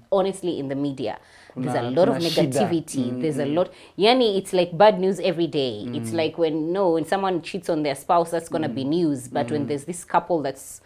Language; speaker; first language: English; non-native, local second language; Swahili